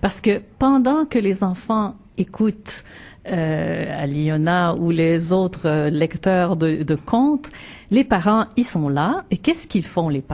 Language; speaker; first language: French; native; French